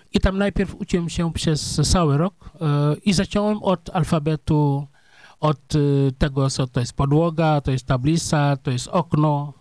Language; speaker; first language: Polish; non-native, fluent; Serer